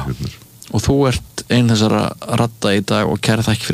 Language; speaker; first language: Icelandic; native; Icelandic